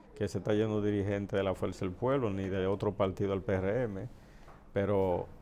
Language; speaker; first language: Spanish; native; Spanish